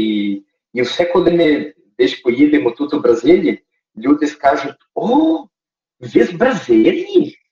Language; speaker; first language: Ukrainian; early bilingual, heritage; Portuguese